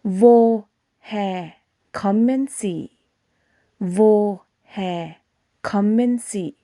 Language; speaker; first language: German; non-native, fluent; Thai